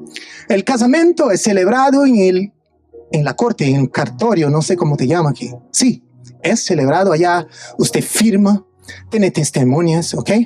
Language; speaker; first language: Spanish; non-native, fluent; Portuguese